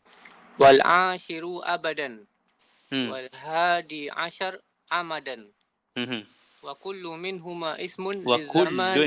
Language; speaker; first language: Arabic; non-native, learner; Malay